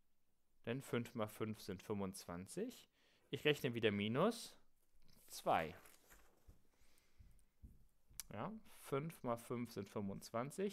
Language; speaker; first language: German; native; German